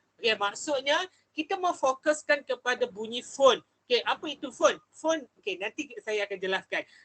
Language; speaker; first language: Malay; native; Malay